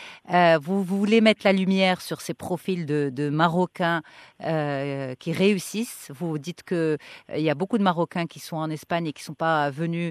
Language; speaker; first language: French; non-native, local second language; Arabic